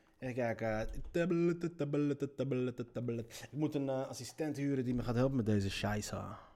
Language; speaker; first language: Dutch; early bilingual, other home language; Riffian